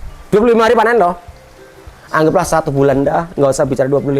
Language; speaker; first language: Indonesian; non-native, local second language; Javanese